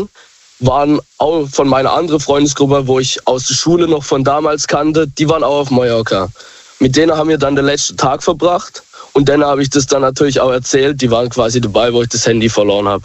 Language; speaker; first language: German; native; German